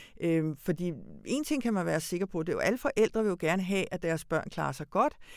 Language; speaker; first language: Danish; early bilingual, other home language; Hungarian